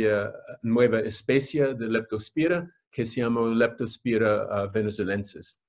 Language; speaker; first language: Spanish; non-native, fluent; English